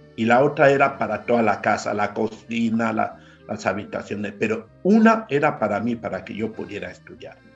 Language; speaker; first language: Spanish; non-native, fluent; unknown